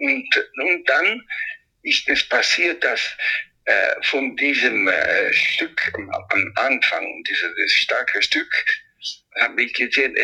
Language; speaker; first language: German; non-native, fluent; Italian